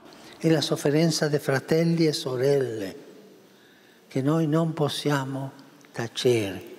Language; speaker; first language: Italian; early bilingual, heritage; Spanish